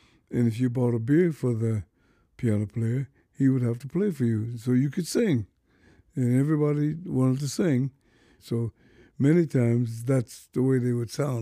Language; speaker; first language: English; native; English